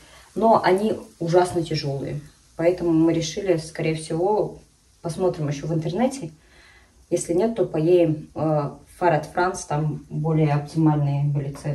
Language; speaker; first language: Russian; native; Russian